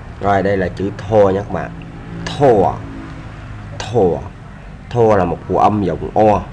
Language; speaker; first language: Vietnamese; non-native, local second language; Khmer